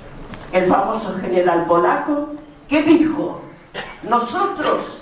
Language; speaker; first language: Spanish; non-native, fluent; Russian